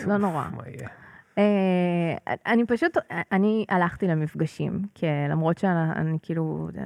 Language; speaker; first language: Hebrew; native; Hebrew